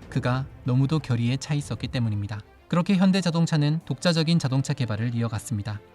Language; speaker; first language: Korean; native; Korean